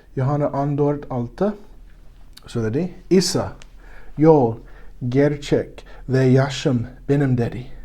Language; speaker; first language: Turkish; non-native, learner; English